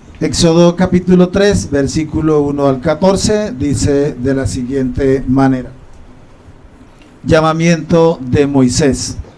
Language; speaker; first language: Spanish; native; Spanish